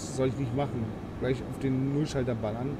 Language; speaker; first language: German; native; German